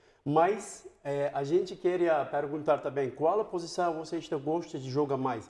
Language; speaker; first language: Portuguese; non-native, fluent; Turkish